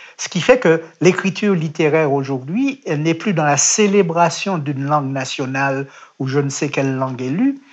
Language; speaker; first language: French; native; French